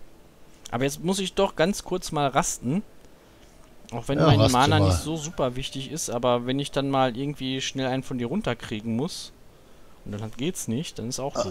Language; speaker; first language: German; native; German